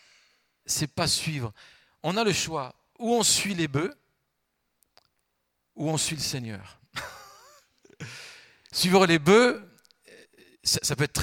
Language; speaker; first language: French; native; French